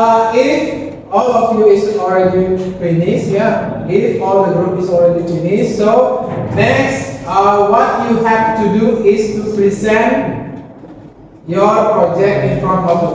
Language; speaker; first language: English; non-native, learner; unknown